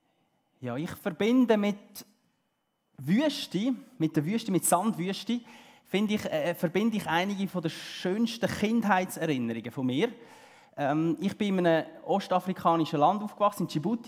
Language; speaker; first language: German; early bilingual, heritage; German